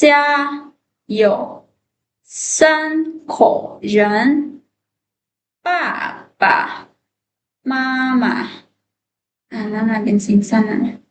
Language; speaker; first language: Chinese; non-native, fluent; Thai